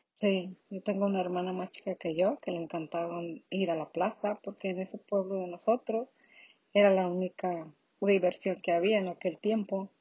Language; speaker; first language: Spanish; native; Spanish